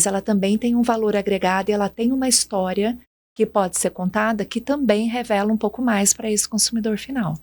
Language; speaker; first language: Portuguese; native; Portuguese